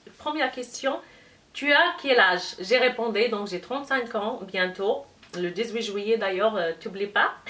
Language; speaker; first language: French; non-native, local second language; Arabic